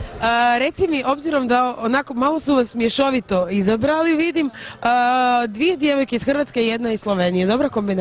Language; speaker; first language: Croatian; native; Croatian